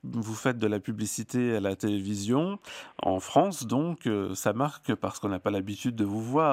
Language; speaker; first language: French; native; French